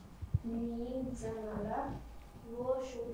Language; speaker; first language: Chinese; non-native, learner; Hungarian